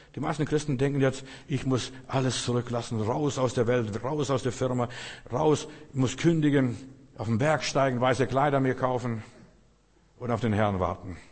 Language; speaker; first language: German; early bilingual, other home language; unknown